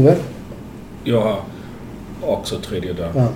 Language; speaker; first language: Swedish; non-native, fluent; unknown